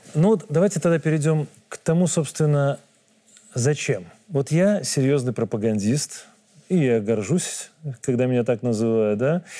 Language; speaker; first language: Russian; native; Russian